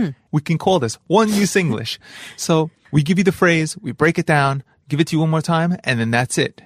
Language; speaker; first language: English; native; English